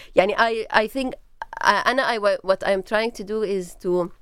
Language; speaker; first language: English; non-native, learner; Arabic